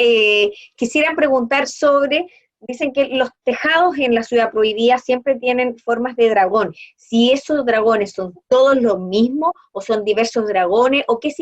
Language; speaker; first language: Spanish; native; Spanish